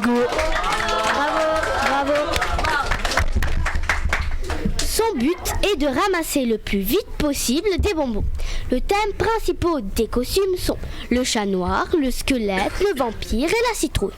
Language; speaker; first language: French; native; French